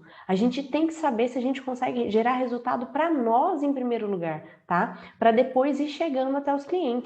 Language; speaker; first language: Portuguese; native; Portuguese